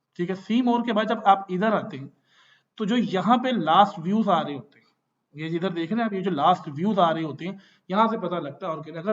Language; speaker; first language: Urdu; non-native, local second language; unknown